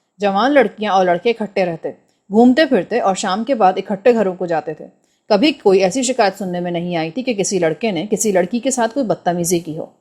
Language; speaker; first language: Urdu; native; Urdu